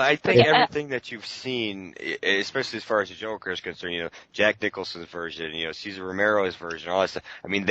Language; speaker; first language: English; native; English